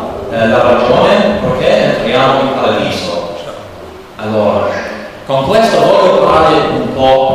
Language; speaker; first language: Italian; non-native, learner; English